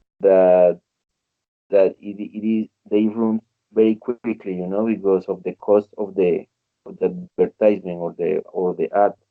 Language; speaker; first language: English; non-native, learner; Spanish